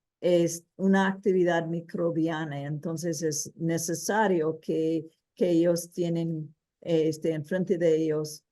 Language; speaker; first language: Spanish; early bilingual, heritage; Spanish